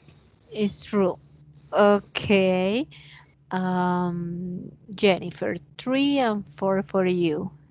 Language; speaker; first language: English; non-native, learner; Spanish